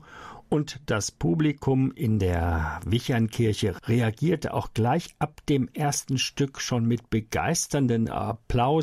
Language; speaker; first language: German; native; German